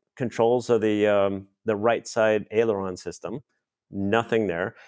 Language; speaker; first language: English; native; English